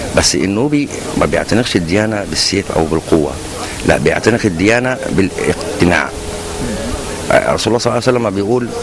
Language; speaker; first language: Egyptian Arabic; non-native, local second language; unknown